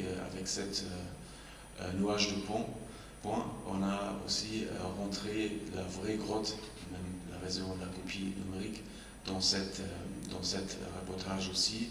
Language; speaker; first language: French; non-native, fluent; German